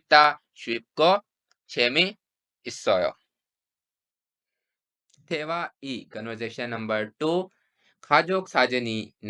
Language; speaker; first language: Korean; non-native, fluent; Urdu